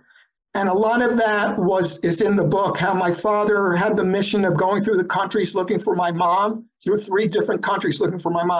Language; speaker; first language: English; early bilingual, other home language; Yiddish